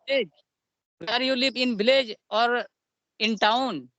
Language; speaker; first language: English; non-native, learner; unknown